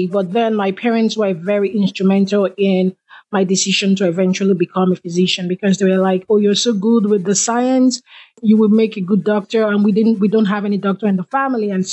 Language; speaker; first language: English; non-native, local second language; Igbo